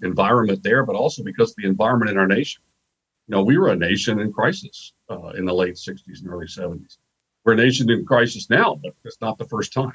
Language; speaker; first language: English; native; English